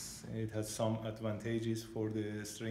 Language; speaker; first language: English; non-native, learner; Persian